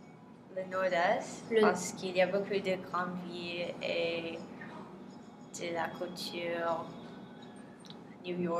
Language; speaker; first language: French; non-native, learner; English